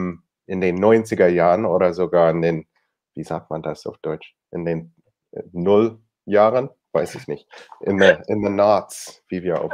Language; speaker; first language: German; non-native, fluent; English